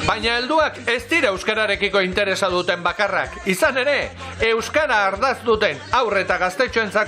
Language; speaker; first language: Basque; native; Basque